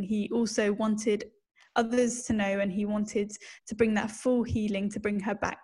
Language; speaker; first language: English; native; English